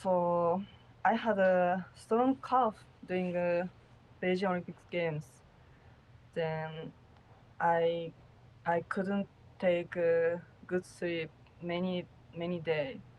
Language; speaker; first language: English; non-native, learner; Japanese